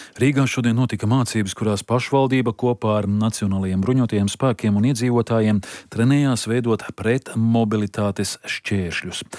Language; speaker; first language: Latvian; native; Latvian